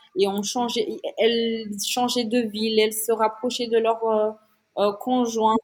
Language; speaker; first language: French; non-native, local second language; Malagasy